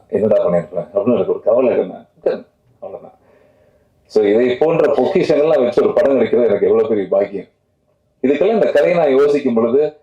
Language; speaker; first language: Tamil; native; Tamil